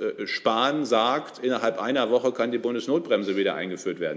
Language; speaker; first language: German; native; German